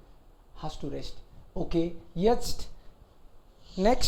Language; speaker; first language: German; non-native, fluent; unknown